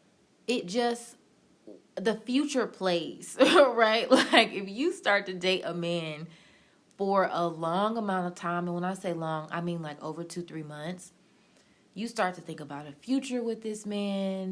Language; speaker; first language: English; native; English